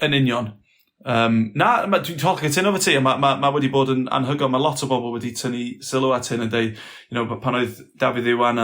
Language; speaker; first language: Welsh; non-native, local second language; English